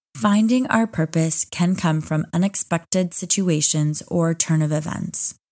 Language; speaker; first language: English; native; English